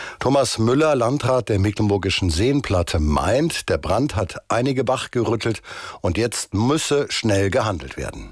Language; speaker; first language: German; native; German